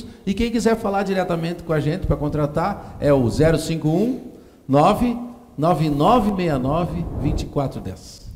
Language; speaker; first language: Portuguese; native; Portuguese